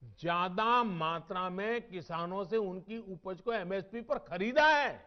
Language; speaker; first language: Hindi; non-native, local second language; Gujarati